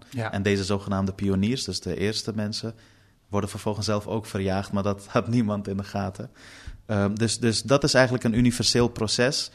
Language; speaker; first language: Dutch; early bilingual, other home language; Persian